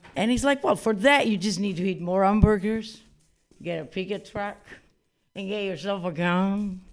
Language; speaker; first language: English; non-native, fluent; Italian